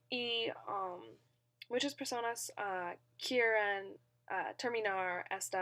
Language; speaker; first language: Spanish; non-native, learner; English